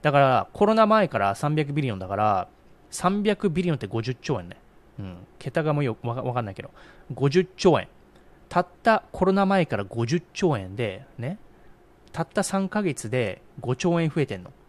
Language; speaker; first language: Japanese; native; Japanese